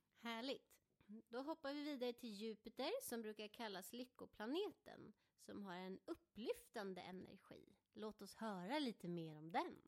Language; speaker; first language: Swedish; native; Swedish